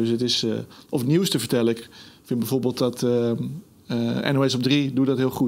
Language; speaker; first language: Dutch; native; Dutch